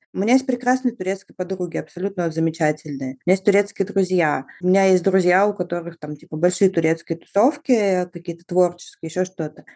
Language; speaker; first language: Russian; native; Russian